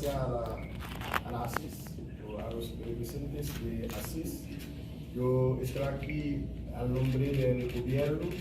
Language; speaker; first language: Spanish; non-native, fluent; Haitian Creole